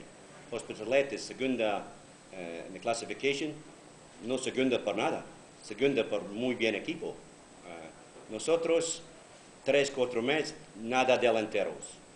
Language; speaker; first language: Spanish; non-native, learner; English